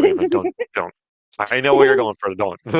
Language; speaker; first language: English; native; English